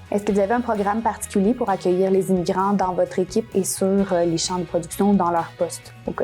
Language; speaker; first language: French; native; French